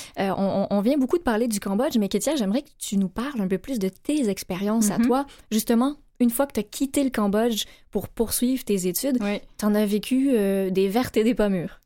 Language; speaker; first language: French; native; French